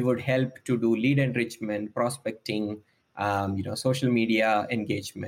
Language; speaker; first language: English; non-native, local second language; Malayalam